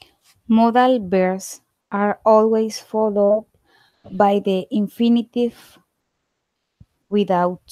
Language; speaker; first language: English; non-native, learner; Spanish